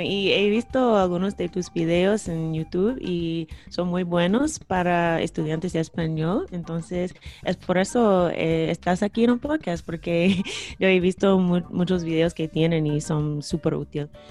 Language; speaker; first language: Spanish; non-native, fluent; English